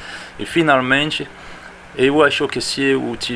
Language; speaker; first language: Portuguese; non-native, fluent; French